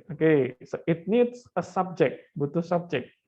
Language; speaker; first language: English; non-native, fluent; Indonesian